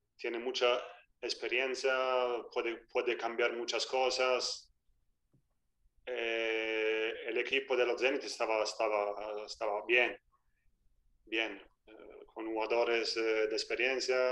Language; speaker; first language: Spanish; non-native, fluent; Italian